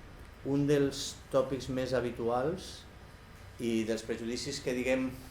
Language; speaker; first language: Catalan; native; Catalan